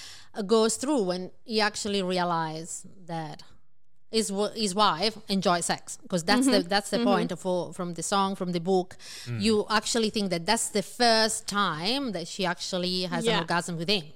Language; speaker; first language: English; non-native, fluent; Italian